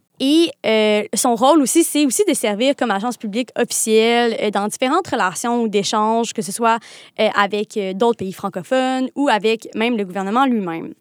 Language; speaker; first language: French; native; French